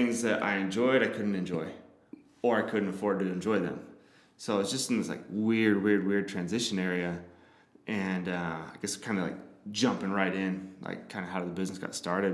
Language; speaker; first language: English; native; English